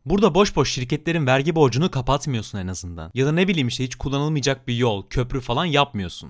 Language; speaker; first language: Turkish; native; Turkish